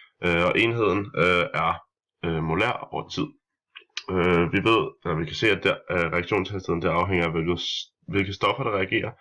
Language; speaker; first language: Danish; native; Danish